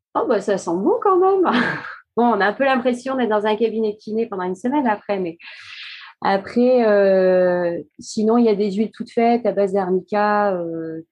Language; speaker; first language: French; native; French